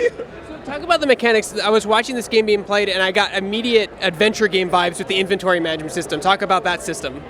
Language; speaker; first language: English; native; English